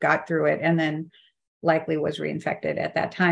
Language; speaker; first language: English; native; English